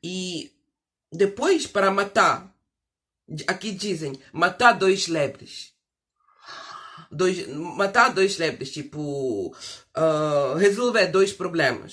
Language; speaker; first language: Portuguese; non-native, fluent; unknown